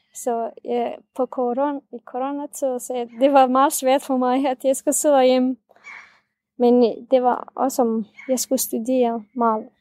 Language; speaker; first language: Danish; non-native, fluent; Kurdish